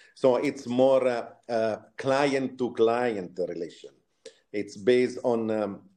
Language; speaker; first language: English; non-native, fluent; Italian